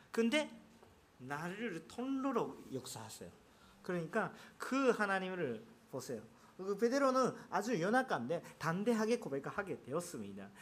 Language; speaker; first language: Korean; non-native, fluent; Japanese